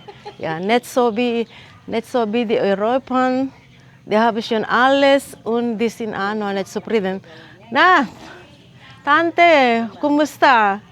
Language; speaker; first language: German; non-native, fluent; Filipino